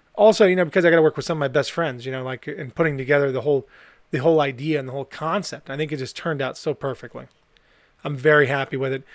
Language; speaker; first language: English; native; English